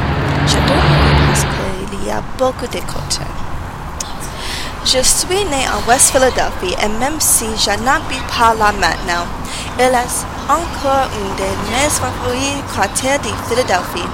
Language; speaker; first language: French; non-native, learner; English